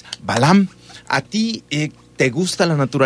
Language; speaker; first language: Spanish; native; Spanish